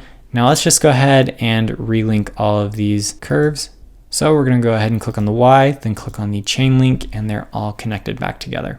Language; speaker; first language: English; native; English